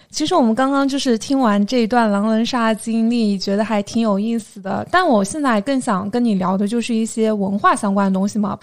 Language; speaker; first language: Chinese; native; Chinese